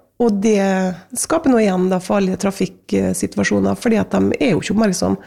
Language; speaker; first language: Norwegian; native; Norwegian